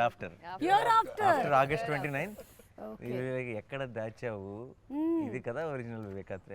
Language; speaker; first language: Telugu; native; Telugu